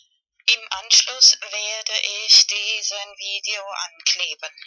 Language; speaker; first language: German; non-native, fluent; Spanish